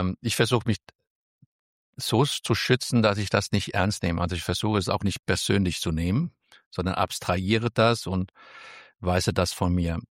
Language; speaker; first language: German; early bilingual, other home language; Spanish